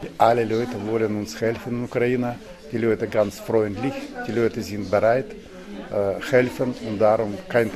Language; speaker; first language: German; non-native, learner; Ukrainian